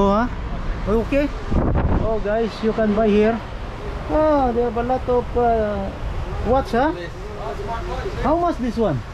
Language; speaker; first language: English; non-native, local second language; Filipino